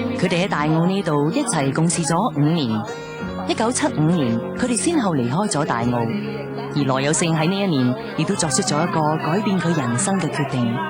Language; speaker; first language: Cantonese; native; Cantonese